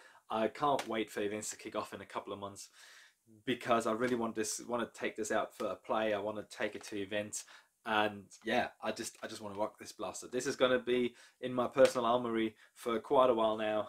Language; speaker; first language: English; non-native, fluent; German